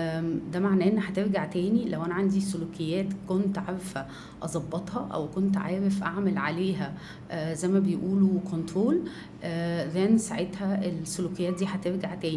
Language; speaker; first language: Arabic; native; Arabic